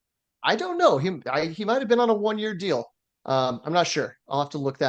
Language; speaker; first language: English; native; English